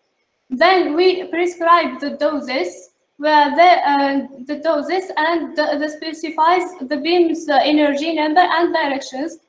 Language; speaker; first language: English; non-native, learner; Arabic